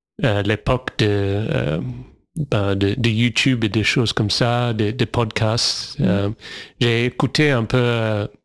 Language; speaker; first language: French; non-native, learner; English